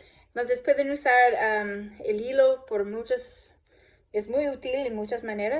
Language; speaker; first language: Spanish; non-native, learner; English